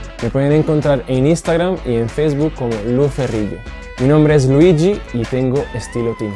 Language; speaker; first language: Spanish; non-native, fluent; Italian